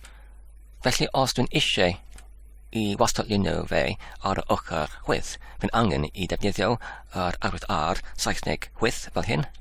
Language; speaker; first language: Welsh; non-native, learner; English